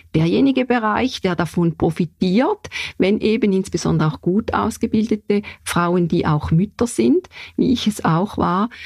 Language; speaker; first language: German; native; German